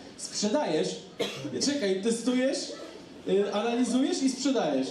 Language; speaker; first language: Polish; native; Polish